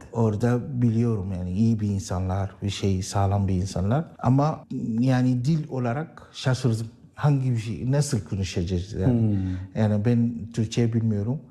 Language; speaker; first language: Turkish; non-native, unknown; Arabic